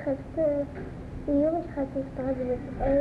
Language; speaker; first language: Dutch; early bilingual, other home language; Arabic